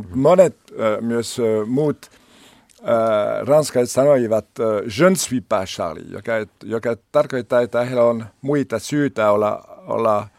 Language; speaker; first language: Finnish; non-native, learner; French